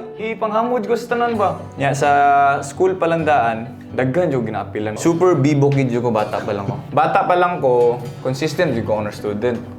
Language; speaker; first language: Cebuano; native; Cebuano